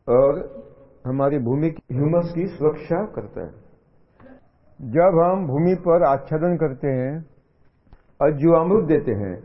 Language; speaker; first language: Hindi; non-native, local second language; Marathi